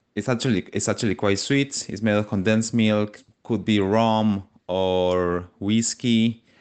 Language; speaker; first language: English; non-native, fluent; Spanish